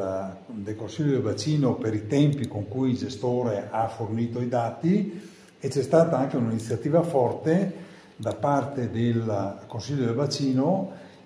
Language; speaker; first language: Italian; native; Italian